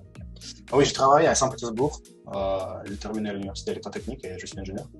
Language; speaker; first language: French; non-native, learner; Russian